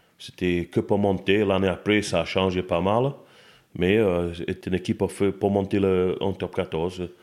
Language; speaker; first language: French; non-native, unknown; English